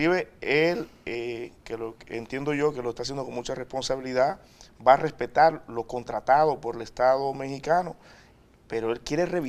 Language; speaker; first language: Spanish; native; Spanish